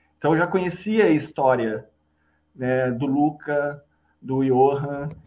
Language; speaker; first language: Portuguese; native; Portuguese